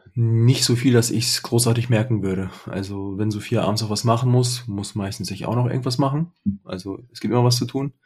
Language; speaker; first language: German; early bilingual, other home language; Russian